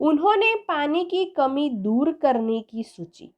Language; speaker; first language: Hindi; non-native, local second language; Gujarati